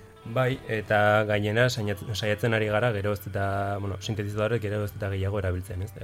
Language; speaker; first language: Basque; non-native, local second language; Spanish